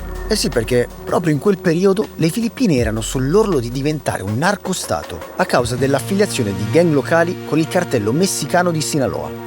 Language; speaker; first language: Italian; native; Italian